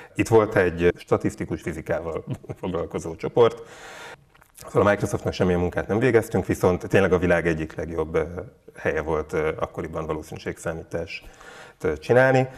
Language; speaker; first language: Hungarian; native; Hungarian